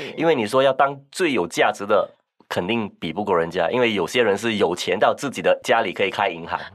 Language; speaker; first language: Chinese; non-native, local second language; Min Nan Chinese